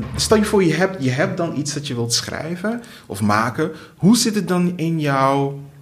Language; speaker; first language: Dutch; early bilingual, other home language; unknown